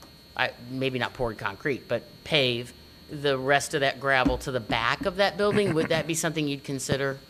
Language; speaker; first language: English; native; English